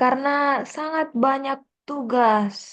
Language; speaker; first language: Indonesian; non-native, learner; Korean